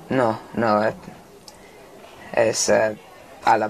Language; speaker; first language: Spanish; non-native, learner; English